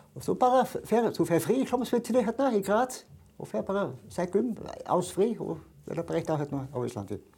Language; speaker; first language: Icelandic; non-native, fluent; German